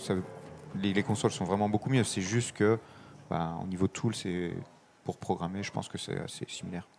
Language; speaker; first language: French; native; French